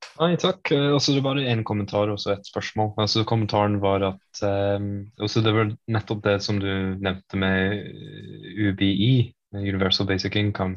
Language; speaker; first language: Norwegian; non-native, fluent; English